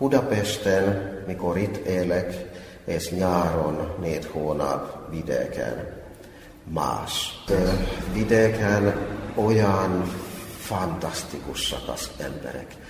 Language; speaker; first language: Hungarian; non-native, fluent; Finnish